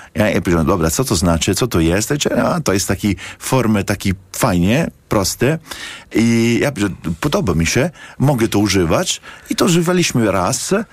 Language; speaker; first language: Polish; non-native, learner; Italian